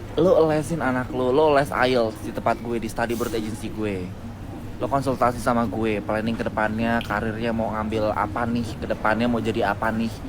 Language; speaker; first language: Indonesian; native; Indonesian